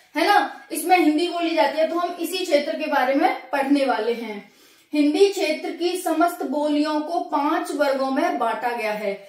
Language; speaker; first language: Hindi; native; Hindi